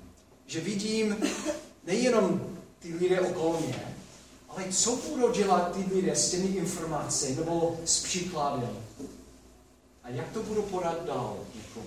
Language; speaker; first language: Czech; non-native, fluent; English